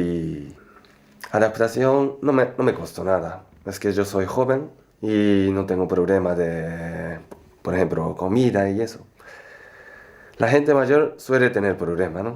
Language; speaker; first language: Spanish; non-native, learner; Japanese